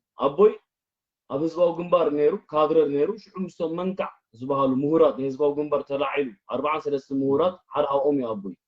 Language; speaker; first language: Tigrinya; early bilingual, heritage; Tigrinya